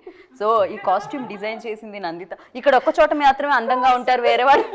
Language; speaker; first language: Telugu; native; Telugu